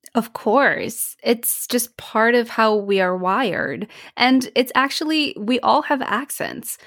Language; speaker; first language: English; non-native, fluent; Polish